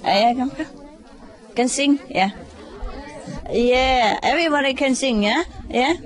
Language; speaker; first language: English; non-native, fluent; Vietnamese